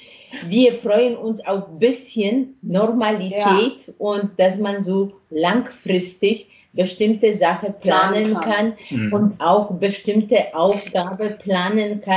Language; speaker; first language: German; non-native, fluent; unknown